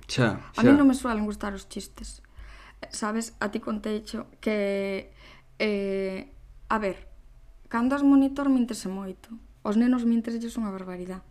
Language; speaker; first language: Galician; native; Galician